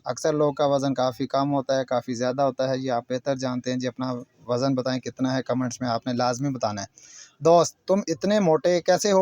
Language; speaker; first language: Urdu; non-native, local second language; Punjabi